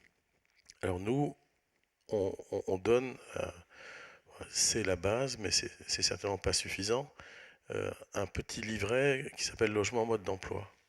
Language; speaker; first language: French; native; French